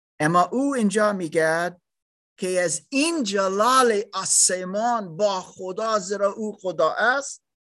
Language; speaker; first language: Persian; non-native, learner; German